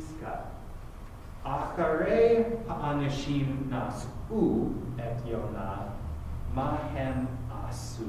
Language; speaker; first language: Hebrew; non-native, fluent; English